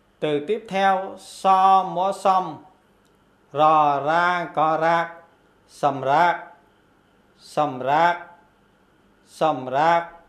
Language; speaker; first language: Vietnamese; non-native, local second language; Khmer